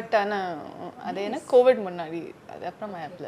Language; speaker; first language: Tamil; non-native, learner; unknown